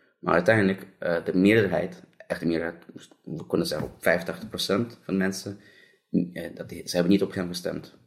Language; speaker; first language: Dutch; non-native, fluent; Russian